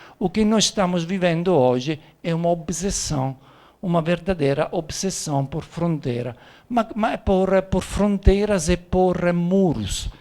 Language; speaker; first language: Portuguese; non-native, fluent; Italian